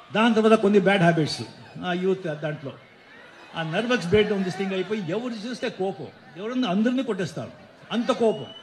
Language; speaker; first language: Telugu; non-native, local second language; Marathi